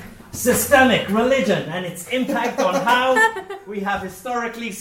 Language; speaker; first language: English; native; English